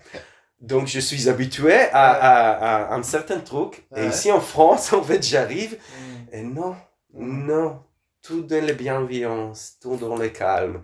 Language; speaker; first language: French; non-native, fluent; Hebrew